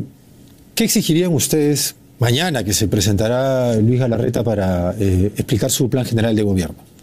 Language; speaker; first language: Spanish; native; Spanish